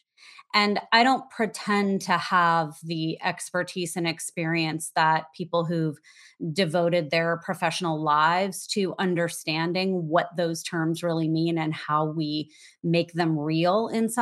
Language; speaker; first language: English; native; English